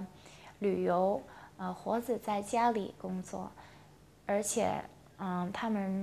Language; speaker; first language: Chinese; non-native, local second language; Cantonese